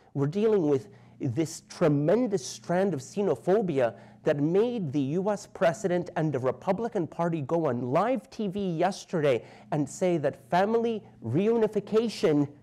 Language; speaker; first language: English; native; English